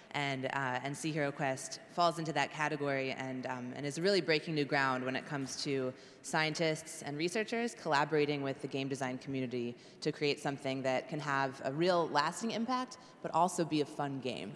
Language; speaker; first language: English; native; English